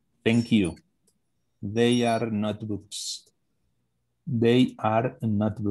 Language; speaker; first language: English; non-native, learner; Spanish